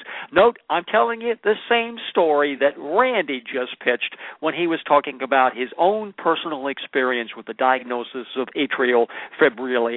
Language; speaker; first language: English; native; English